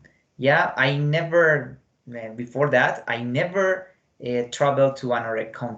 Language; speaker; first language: English; non-native, fluent; Spanish